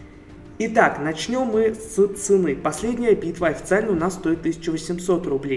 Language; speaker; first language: Russian; native; Russian